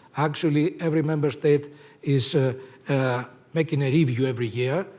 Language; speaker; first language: English; non-native, fluent; Greek